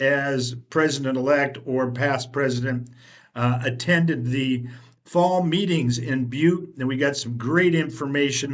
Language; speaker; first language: English; native; English